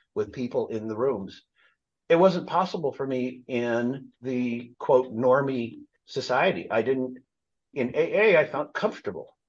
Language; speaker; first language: English; native; English